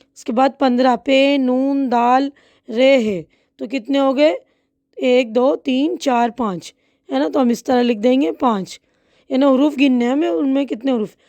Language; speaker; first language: Hindi; native; Hindi